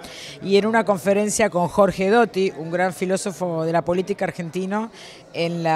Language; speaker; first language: Spanish; native; Spanish